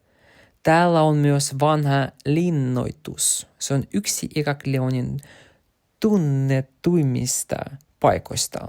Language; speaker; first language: Finnish; non-native, learner; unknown